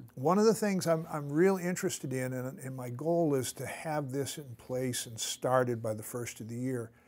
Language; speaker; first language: English; native; English